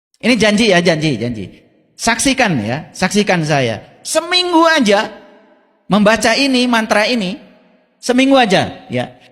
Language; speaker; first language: Indonesian; non-native, local second language; Sundanese